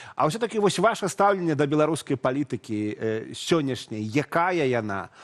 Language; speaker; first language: Belarusian; non-native, local second language; Russian